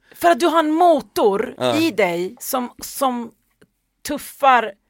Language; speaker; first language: Swedish; early bilingual, other home language; Persian